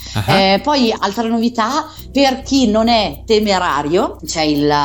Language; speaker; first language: Italian; native; Italian